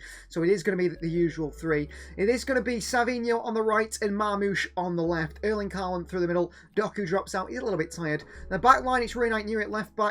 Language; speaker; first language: English; native; English